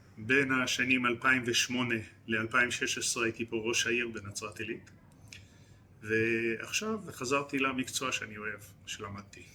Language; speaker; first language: Hebrew; early bilingual, other home language; French